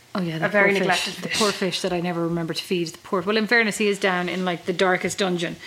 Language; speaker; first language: English; native; English